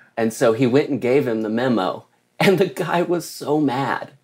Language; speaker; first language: English; native; English